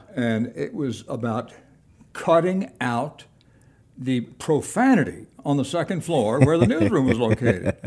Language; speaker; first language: English; native; English